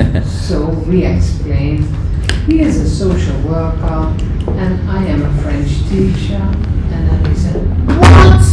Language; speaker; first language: English; non-native, fluent; Dutch